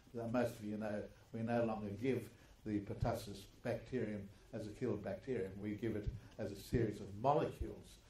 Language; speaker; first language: English; early bilingual, other home language; German